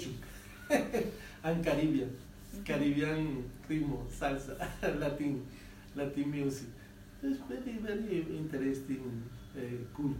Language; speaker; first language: English; non-native, learner; Spanish